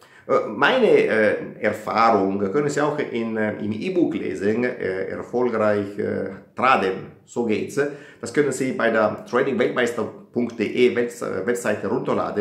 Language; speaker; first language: German; non-native, fluent; Italian